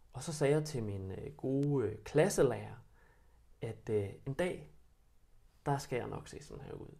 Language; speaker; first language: Danish; early bilingual, other home language; Bosnian